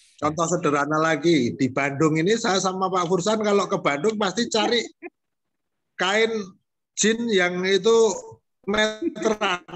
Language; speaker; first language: Indonesian; native; Indonesian